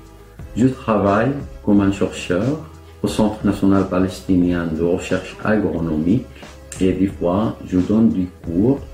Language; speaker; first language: French; non-native, fluent; Arabic